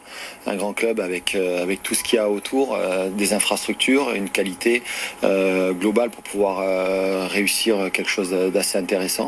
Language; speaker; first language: French; native; French